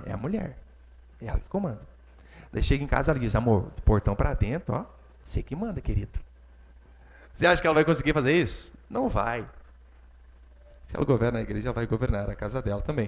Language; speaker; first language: Portuguese; native; Portuguese